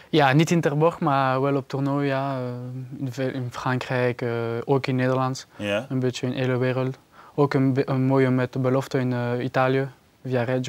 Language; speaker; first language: Dutch; non-native, learner; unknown